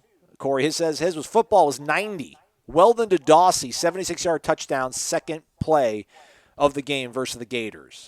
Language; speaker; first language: English; native; English